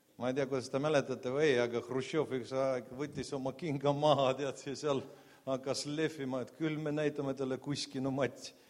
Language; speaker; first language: Estonian; non-native, local second language; Russian